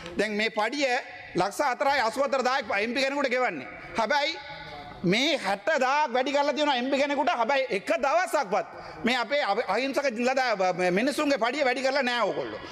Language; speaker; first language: Sinhala; non-native, local second language; Tamil